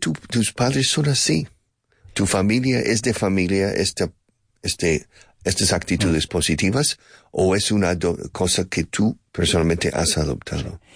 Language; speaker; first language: Spanish; non-native, fluent; English